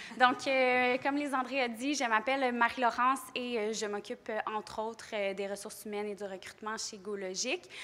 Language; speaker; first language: French; native; French